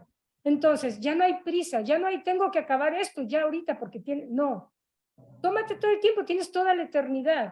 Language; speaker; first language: Spanish; native; Spanish